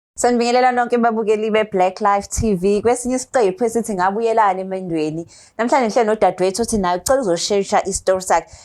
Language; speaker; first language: Zulu; native; Zulu